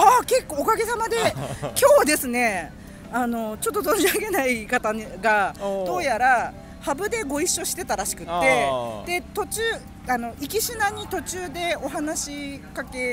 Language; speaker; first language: Japanese; native; Japanese